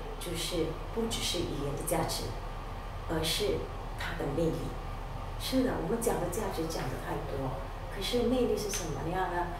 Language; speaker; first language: Chinese; non-native, local second language; Malay